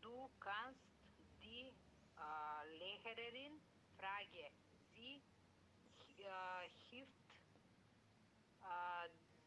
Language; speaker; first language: German; non-native, learner; Macedonian